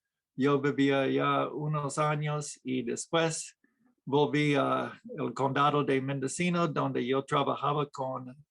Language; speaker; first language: Spanish; non-native, fluent; English